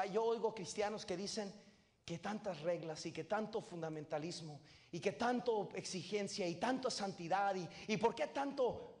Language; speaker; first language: Spanish; native; Spanish